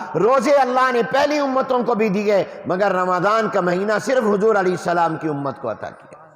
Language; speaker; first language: Urdu; non-native, local second language; Punjabi